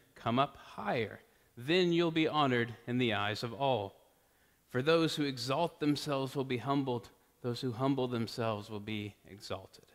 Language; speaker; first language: English; native; English